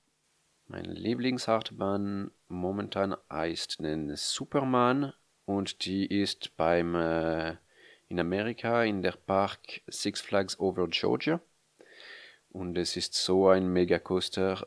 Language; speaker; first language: German; non-native, fluent; French